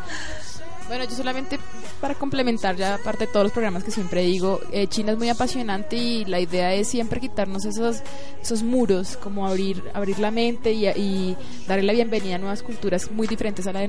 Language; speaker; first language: Spanish; native; Spanish